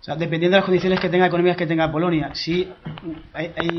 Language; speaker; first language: Spanish; native; Spanish